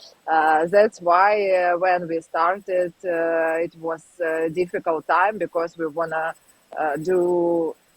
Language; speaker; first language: English; non-native, learner; Ukrainian